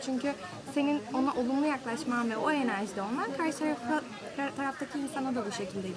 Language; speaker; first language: Turkish; native; Turkish